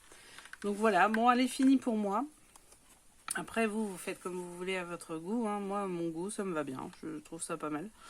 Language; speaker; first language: French; native; French